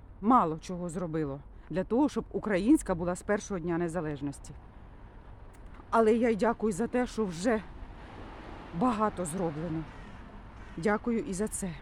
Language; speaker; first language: Ukrainian; non-native, local second language; Russian